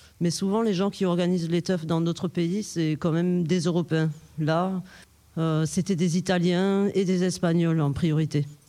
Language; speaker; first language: French; native; French